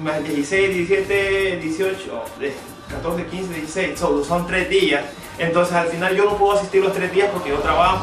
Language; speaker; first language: Spanish; early bilingual, other home language; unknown